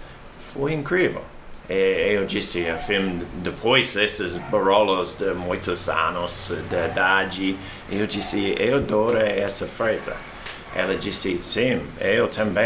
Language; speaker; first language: Portuguese; non-native, learner; English